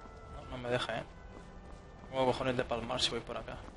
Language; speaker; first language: Spanish; native; Spanish